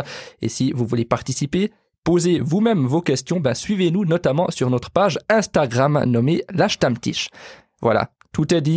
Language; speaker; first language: French; native; French